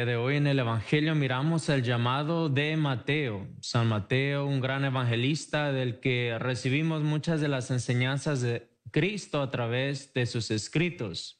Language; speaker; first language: Spanish; native; Spanish